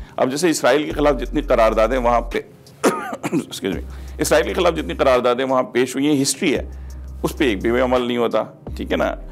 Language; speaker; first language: Urdu; native; Urdu